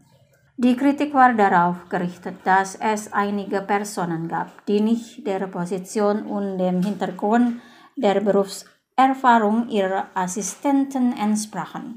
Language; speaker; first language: German; non-native, fluent; Indonesian